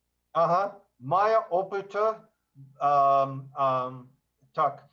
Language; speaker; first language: Russian; non-native, learner; English